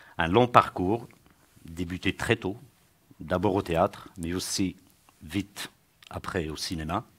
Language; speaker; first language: French; native; French